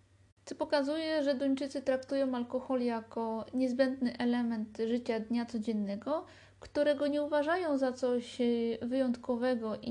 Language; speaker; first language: Polish; native; Polish